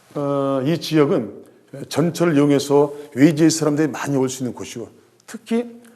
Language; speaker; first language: Korean; native; Korean